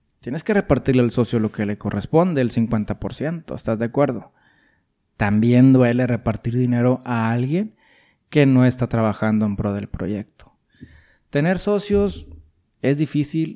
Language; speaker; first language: Spanish; native; Spanish